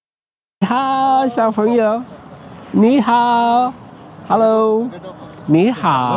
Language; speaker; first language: Chinese; non-native, fluent; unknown